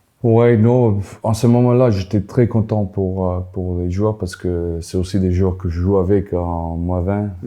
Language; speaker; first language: French; non-native, fluent; Afrikaans